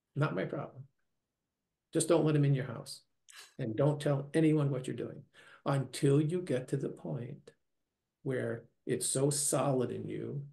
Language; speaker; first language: English; native; English